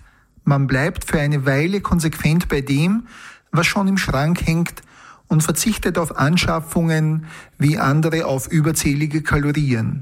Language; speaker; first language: German; native; German